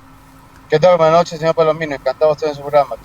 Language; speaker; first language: Spanish; native; Spanish